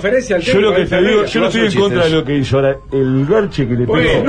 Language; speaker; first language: Spanish; native; Spanish